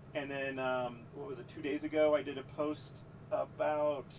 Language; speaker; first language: English; native; English